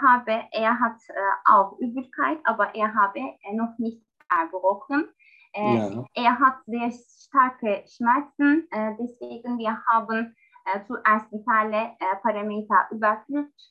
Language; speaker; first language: German; non-native, learner; Turkish